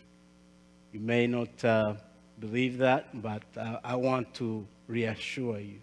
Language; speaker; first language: English; non-native, local second language; Kinyarwanda